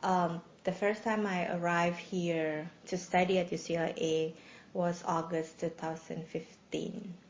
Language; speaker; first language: English; non-native, fluent; Indonesian